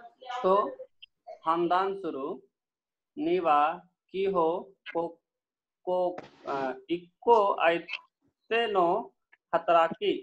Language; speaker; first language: Japanese; non-native, learner; Hindi